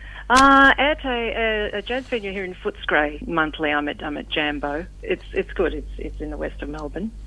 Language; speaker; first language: English; early bilingual, other home language; Macedonian